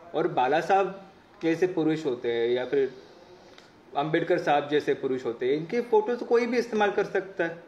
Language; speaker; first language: Hindi; non-native, local second language; Marathi